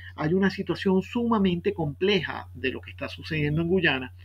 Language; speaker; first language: Spanish; native; Spanish